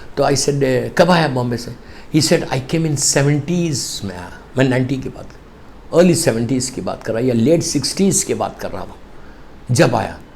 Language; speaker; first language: Urdu; native; Urdu